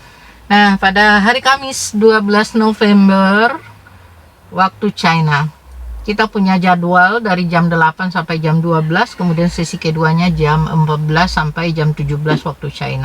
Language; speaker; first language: Indonesian; native; Indonesian